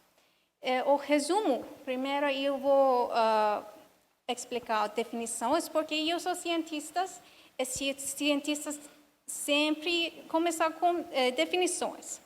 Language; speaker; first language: Portuguese; non-native, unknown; Persian